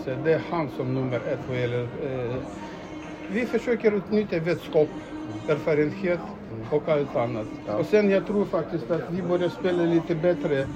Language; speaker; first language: Swedish; non-native, fluent; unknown